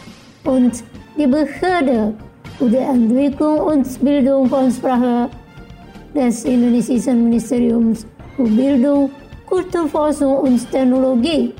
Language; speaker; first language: German; non-native, fluent; Indonesian